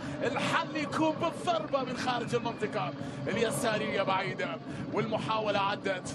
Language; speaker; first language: Arabic; native; Arabic